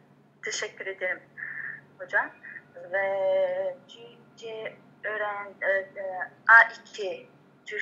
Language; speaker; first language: Turkish; non-native, learner; Arabic